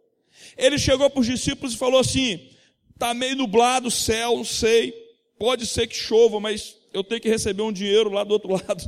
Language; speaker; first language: Portuguese; native; Portuguese